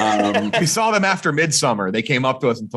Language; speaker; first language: English; native; English